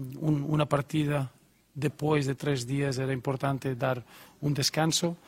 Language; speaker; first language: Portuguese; non-native, learner; Spanish